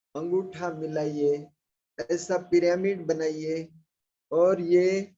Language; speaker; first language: Hindi; non-native, local second language; Marathi